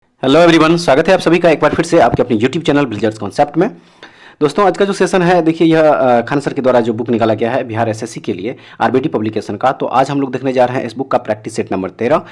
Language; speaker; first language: Hindi; native; Hindi